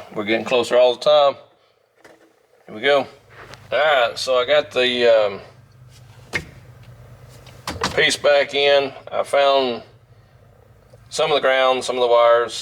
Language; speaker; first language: English; native; English